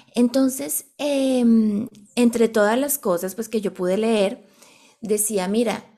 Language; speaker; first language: Spanish; native; Spanish